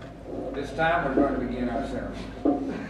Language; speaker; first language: English; native; English